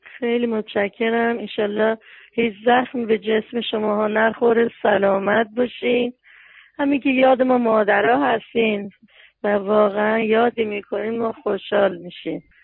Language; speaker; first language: Persian; native; Persian